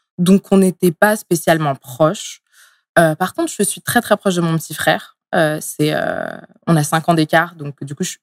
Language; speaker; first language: French; early bilingual, other home language; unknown